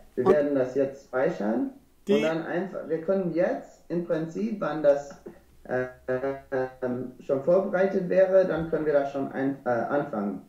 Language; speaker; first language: German; non-native, learner; English